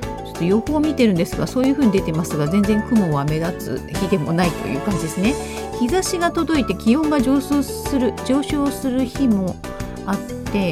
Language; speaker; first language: Japanese; native; Japanese